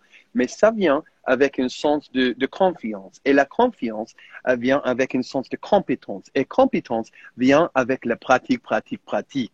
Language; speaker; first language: French; non-native, fluent; English